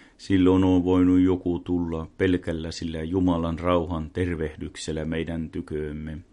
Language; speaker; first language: Finnish; non-native, local second language; Swedish